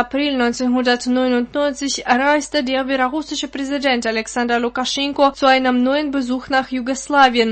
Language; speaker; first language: German; non-native, fluent; Russian